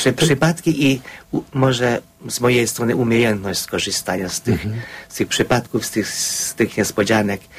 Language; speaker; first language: Polish; non-native, fluent; Hungarian